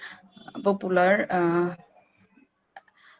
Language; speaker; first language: English; non-native, learner; Bangla